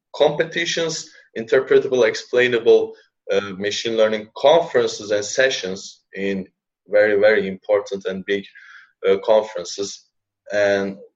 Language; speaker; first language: English; non-native, fluent; Turkish